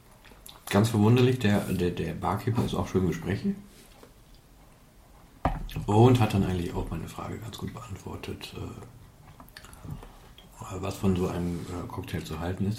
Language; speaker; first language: German; native; German